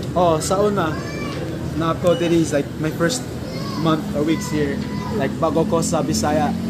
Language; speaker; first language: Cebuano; non-native, learner; English